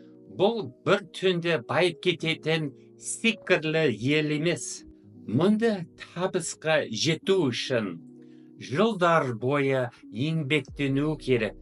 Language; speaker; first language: Kazakh; non-native, fluent; English